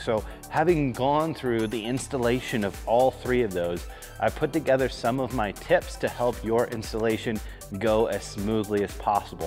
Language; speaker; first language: English; native; English